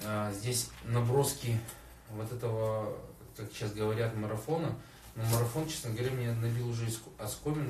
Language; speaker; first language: Russian; native; Russian